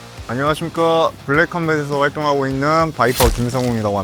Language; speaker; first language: Korean; native; Korean